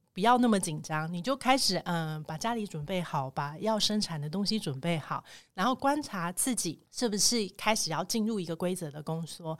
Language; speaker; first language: Chinese; native; Chinese